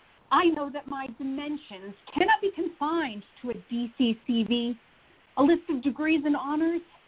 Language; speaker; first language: English; early bilingual, other home language; Romanian